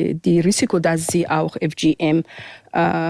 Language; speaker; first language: German; non-native, fluent; Arabic